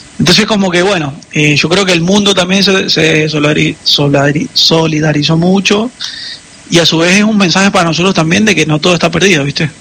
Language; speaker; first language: Spanish; native; Spanish